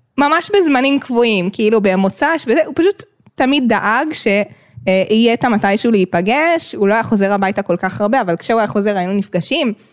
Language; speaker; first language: Hebrew; native; Hebrew